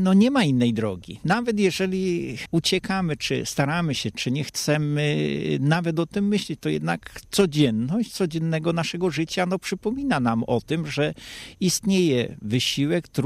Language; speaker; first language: Polish; native; Polish